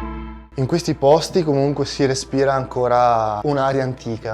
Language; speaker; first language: Italian; native; Italian